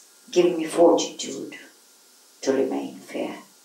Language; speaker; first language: English; non-native, fluent; Estonian